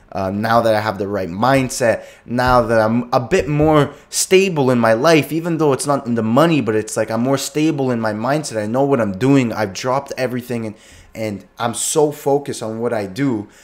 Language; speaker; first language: English; native; English